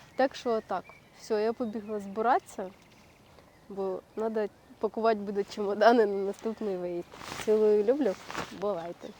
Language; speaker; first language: Ukrainian; native; Ukrainian